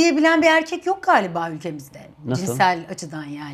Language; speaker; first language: Turkish; native; Turkish